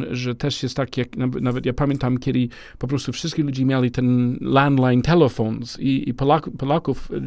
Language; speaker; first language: Polish; non-native, learner; English